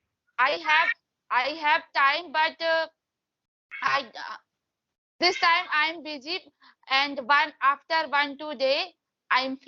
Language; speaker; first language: English; non-native, learner; Hindi